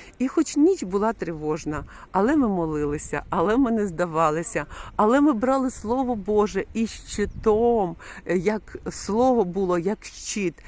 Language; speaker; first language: Ukrainian; non-native, local second language; Russian